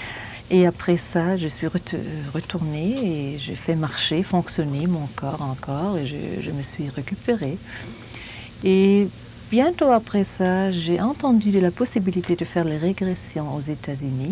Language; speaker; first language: French; non-native, fluent; German